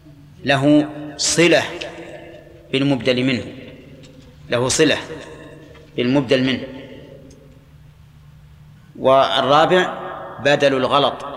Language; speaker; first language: Arabic; native; Arabic